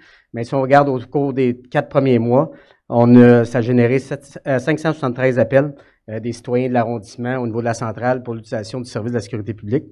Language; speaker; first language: French; native; French